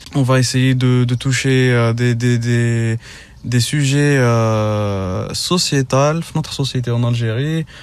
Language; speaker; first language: French; non-native, local second language; Arabic